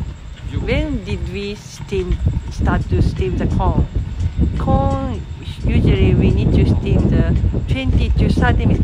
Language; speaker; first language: English; non-native, fluent; Japanese